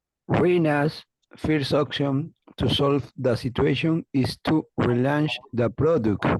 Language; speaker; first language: English; non-native, learner; Spanish